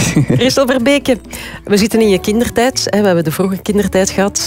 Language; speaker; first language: Dutch; native; Dutch